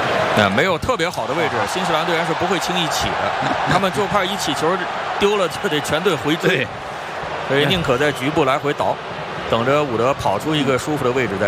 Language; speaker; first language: Chinese; native; Chinese